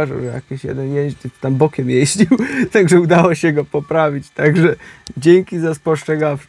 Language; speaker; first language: Polish; native; Polish